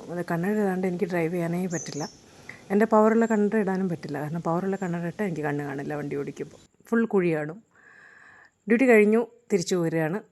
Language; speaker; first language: Malayalam; native; Malayalam